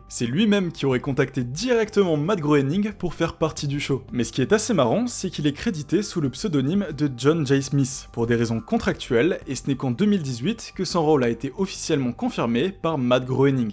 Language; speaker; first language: French; native; French